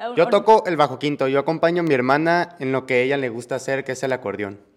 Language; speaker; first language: Spanish; native; Spanish